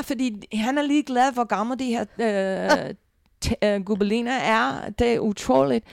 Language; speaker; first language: Danish; non-native, fluent; English